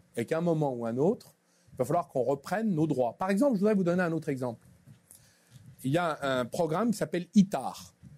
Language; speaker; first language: French; native; French